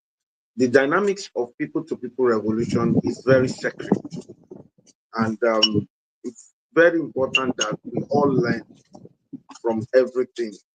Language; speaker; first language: English; non-native, local second language; Yoruba